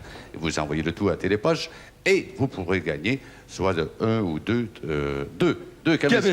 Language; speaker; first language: French; native; French